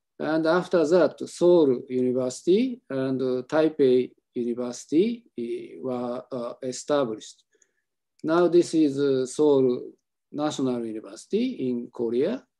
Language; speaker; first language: English; non-native, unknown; Japanese